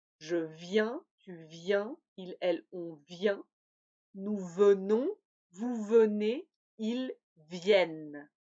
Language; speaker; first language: French; native; French